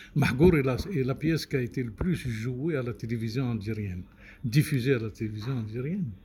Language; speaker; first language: French; non-native, local second language; Arabic